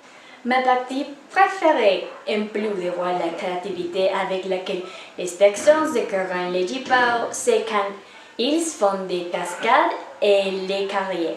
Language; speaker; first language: French; non-native, learner; Spanish